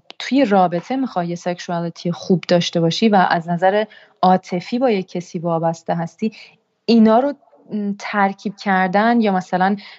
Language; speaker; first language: Persian; early bilingual, heritage; Persian